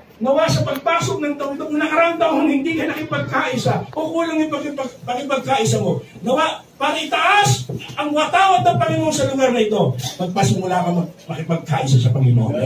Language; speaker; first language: Filipino; native; Filipino